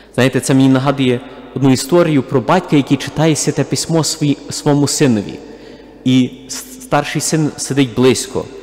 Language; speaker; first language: Ukrainian; native; Ukrainian